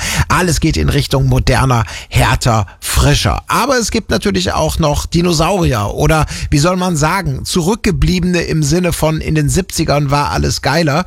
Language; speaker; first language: German; native; German